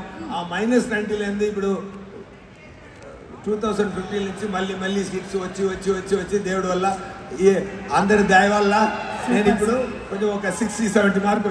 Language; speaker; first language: Telugu; non-native, learner; Tamil